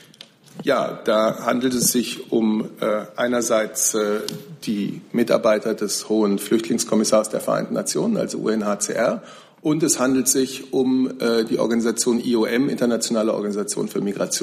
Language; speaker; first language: German; native; German